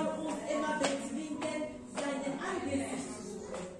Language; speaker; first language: German; non-native, fluent; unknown